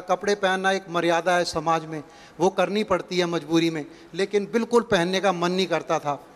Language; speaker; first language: Hindi; native; Hindi